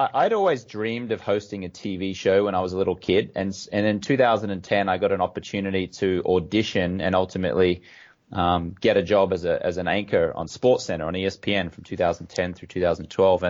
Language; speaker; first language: English; native; English